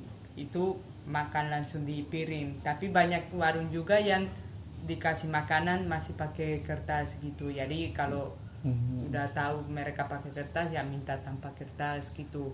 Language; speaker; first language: Indonesian; non-native, fluent; Spanish